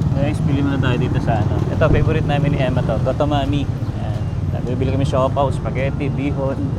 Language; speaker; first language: Filipino; native; Filipino